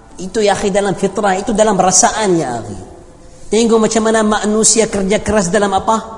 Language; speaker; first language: Malay; non-native, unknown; Arabic